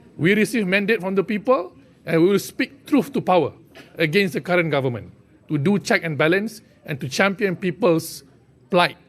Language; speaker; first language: English; non-native, local second language; Malay